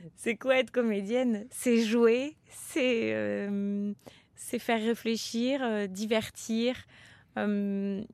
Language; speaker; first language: French; early bilingual, other home language; Turkish